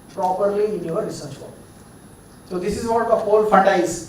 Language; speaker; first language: English; non-native, local second language; Kannada